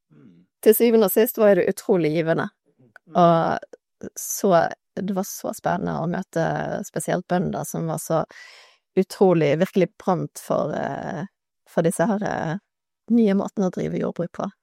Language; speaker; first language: Norwegian; native; Norwegian